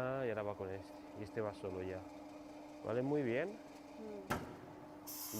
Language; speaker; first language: Spanish; native; Spanish